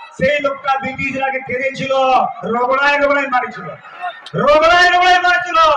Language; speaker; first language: Bangla; native; Bangla